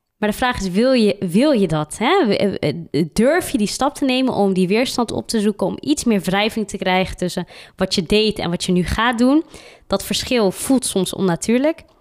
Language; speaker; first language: Dutch; early bilingual, other home language; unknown